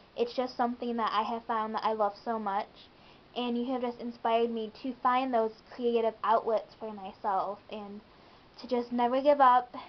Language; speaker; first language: English; native; English